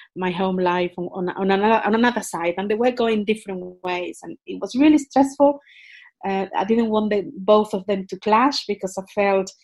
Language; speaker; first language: English; non-native, fluent; Spanish